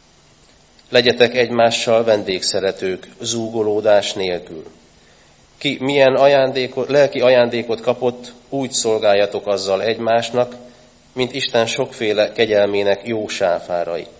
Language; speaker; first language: Hungarian; native; Hungarian